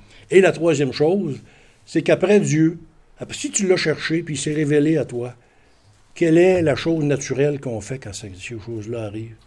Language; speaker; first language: French; native; French